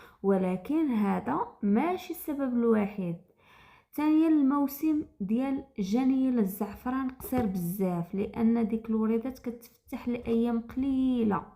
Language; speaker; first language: Arabic; native; Arabic